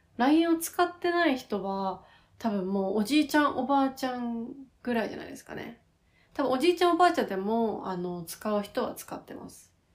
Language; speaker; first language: Japanese; native; Japanese